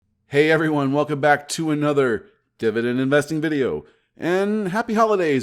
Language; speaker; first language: English; native; English